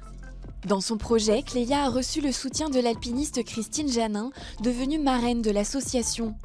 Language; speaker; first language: French; native; French